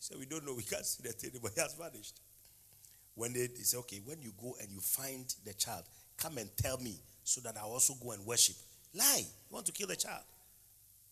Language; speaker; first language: English; non-native, local second language; Akan